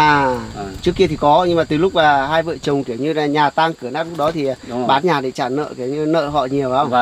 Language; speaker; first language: Vietnamese; native; Vietnamese